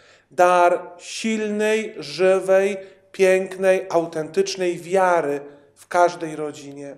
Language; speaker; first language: Polish; native; Polish